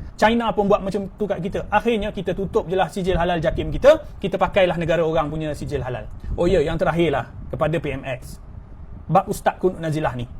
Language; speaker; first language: Malay; native; Malay